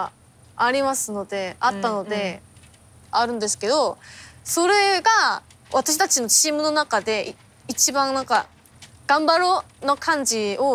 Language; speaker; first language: Japanese; non-native, fluent; Korean